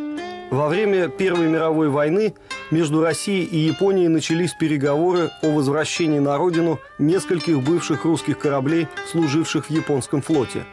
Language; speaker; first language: Russian; native; Russian